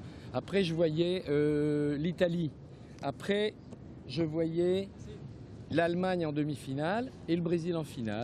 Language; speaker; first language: French; native; French